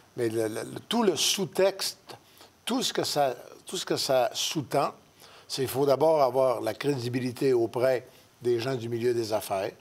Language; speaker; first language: French; native; French